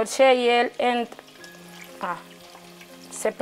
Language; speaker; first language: French; non-native, learner; Spanish